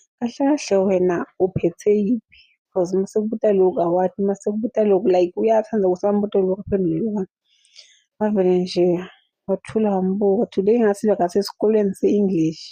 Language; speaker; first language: Zulu; non-native, local second language; Swati